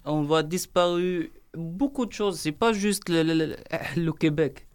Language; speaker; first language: French; non-native, learner; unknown